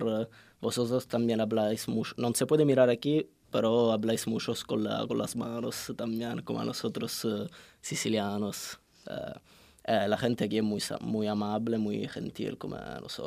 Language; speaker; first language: Spanish; non-native, learner; Italian